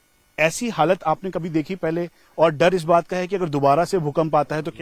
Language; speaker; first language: Hindi; native; Hindi